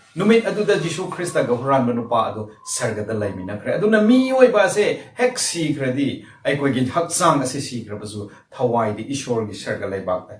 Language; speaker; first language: Manipuri; non-native, local second language; Rongmei Naga